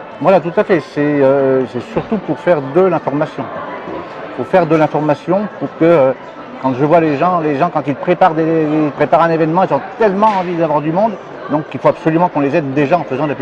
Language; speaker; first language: French; native; French